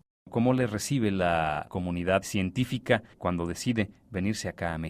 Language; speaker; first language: Spanish; native; Spanish